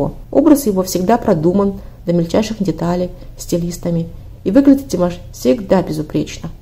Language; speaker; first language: Russian; native; Russian